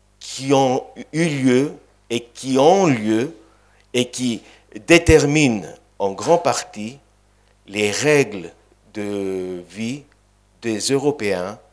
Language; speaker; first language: French; non-native, fluent; Greek